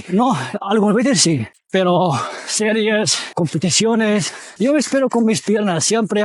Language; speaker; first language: Spanish; non-native, fluent; Arabic